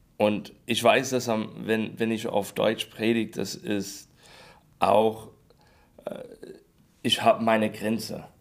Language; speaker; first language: German; non-native, learner; English